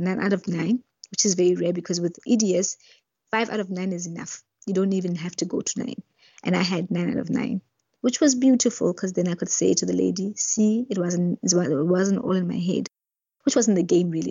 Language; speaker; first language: English; non-native, local second language; Southern Sotho